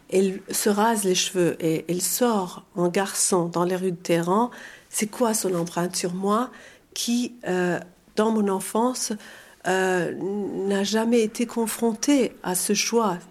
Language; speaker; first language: French; non-native, fluent; Persian